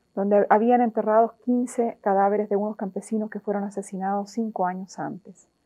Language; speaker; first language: Spanish; native; Spanish